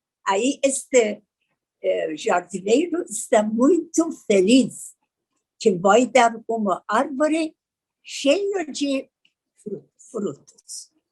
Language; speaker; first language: Portuguese; non-native, learner; Persian